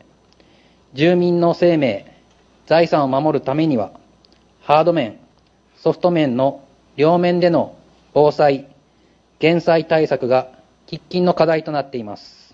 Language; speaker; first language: Japanese; native; Japanese